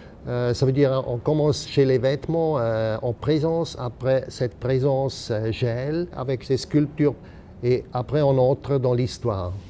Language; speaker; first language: French; non-native, local second language; German